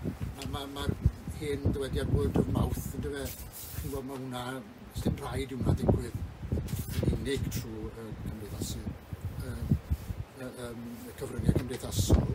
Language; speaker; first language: Welsh; native; Welsh